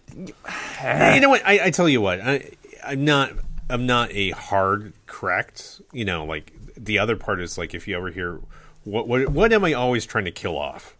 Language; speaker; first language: English; native; English